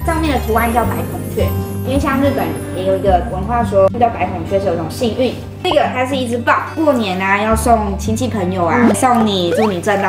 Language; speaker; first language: Chinese; native; Chinese